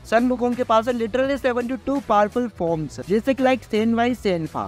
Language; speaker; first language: Hindi; native; Hindi